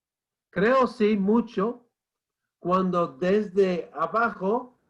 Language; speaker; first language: Spanish; non-native, fluent; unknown